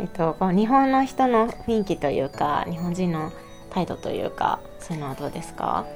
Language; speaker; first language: Japanese; native; Japanese